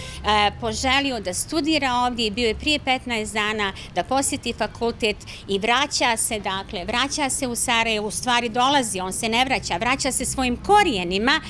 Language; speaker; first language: Bosnian; native; Bosnian